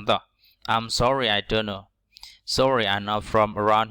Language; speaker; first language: English; non-native, learner; Indonesian